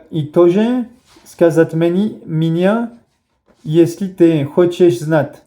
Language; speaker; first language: Russian; non-native, learner; Spanish